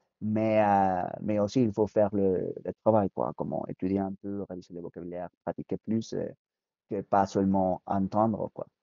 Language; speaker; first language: French; non-native, fluent; Spanish